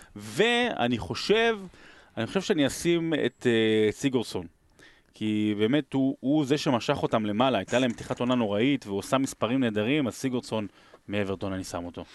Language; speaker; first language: Hebrew; native; Hebrew